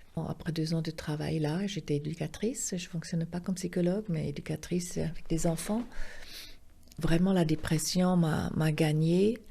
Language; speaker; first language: French; non-native, local second language; Swiss German